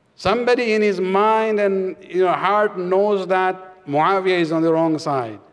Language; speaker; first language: English; non-native, local second language; Urdu